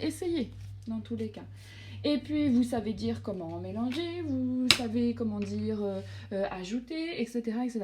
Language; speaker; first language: French; native; French